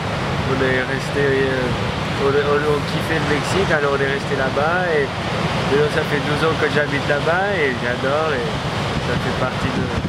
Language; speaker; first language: French; early bilingual, heritage; French